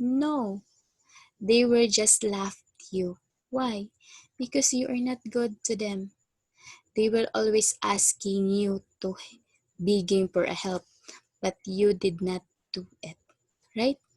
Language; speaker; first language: English; non-native, fluent; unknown